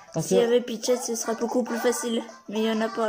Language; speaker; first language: French; native; French